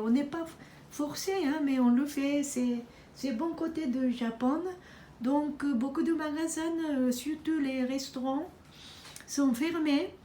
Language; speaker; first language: French; non-native, fluent; Japanese